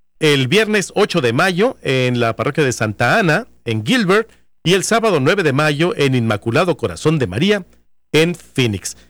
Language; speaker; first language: Spanish; native; Spanish